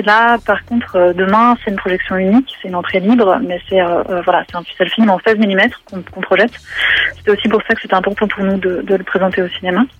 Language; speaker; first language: French; native; French